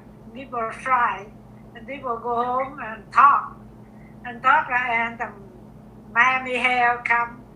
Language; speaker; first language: English; non-native, learner; Vietnamese